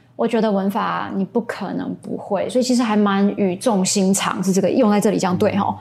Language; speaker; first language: Chinese; non-native, local second language; English